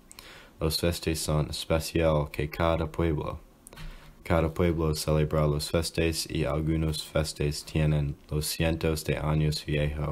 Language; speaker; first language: Spanish; non-native, learner; English